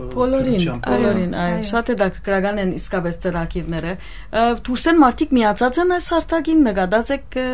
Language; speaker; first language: Armenian; early bilingual, heritage; Armenian